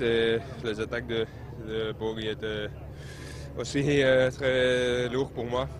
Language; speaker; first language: French; non-native, local second language; Dutch